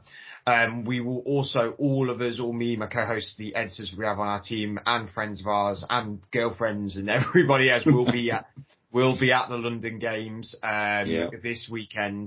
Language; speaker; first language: English; native; English